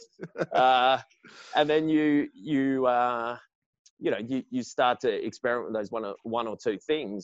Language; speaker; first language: English; native; English